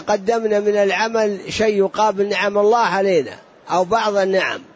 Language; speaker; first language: Arabic; native; Arabic